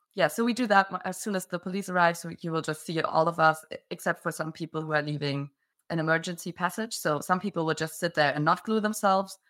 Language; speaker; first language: English; non-native, fluent; German